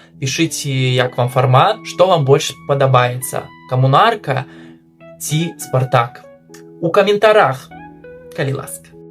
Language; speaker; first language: Belarusian; non-native, local second language; Russian